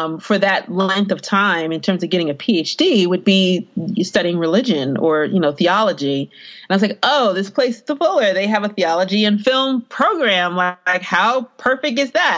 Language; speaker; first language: English; native; English